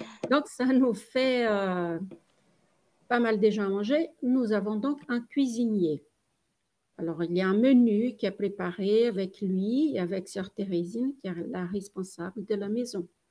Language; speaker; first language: French; non-native, fluent; Portuguese